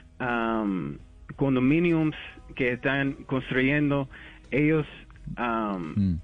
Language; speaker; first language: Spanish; early bilingual, heritage; English